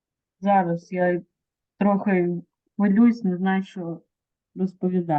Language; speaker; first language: Ukrainian; non-native, local second language; Russian